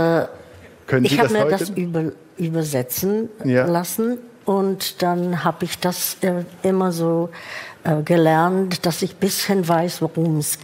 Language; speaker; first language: German; non-native, fluent; Czech